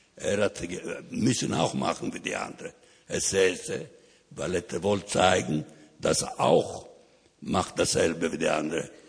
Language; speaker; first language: German; non-native, learner; Ladino